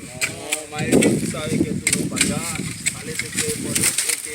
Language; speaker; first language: Spanish; non-native, learner; Haitian Creole